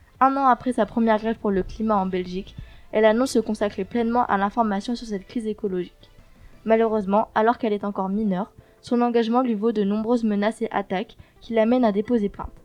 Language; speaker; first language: French; native; French